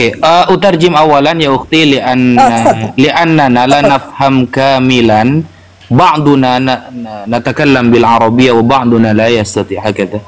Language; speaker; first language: Arabic; non-native, learner; Indonesian